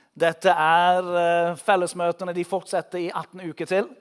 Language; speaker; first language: Norwegian; non-native, fluent; English